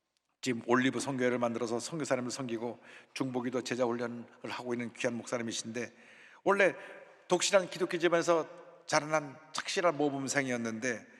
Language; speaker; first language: Korean; native; Korean